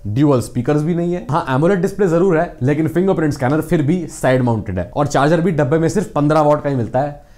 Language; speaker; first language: Hindi; native; Hindi